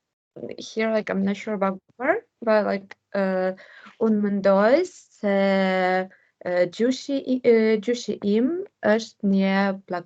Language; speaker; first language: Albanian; non-native, learner; English